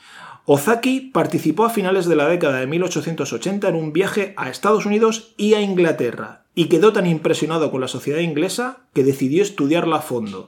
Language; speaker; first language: Spanish; native; Spanish